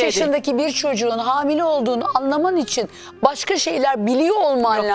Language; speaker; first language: Turkish; native; Turkish